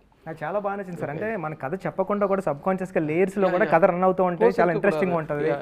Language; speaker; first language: Telugu; native; Telugu